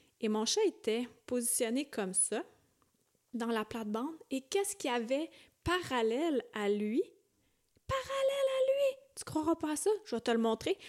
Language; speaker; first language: French; native; French